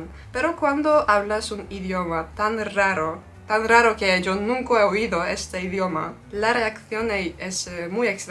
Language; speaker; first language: Spanish; non-native, fluent; Turkish